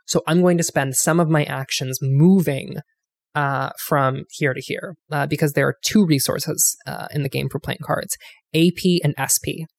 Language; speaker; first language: English; native; English